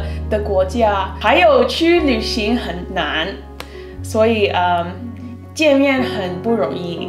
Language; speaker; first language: Chinese; non-native, learner; Cantonese